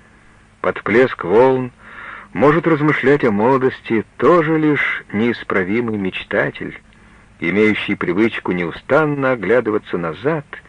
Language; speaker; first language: Russian; native; Russian